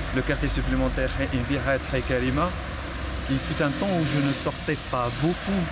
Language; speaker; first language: French; non-native, local second language; Arabic